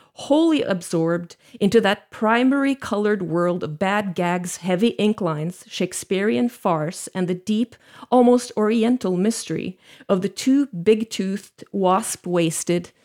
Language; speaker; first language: English; non-native, fluent; Norwegian